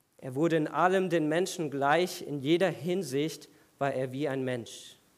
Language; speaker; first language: German; native; German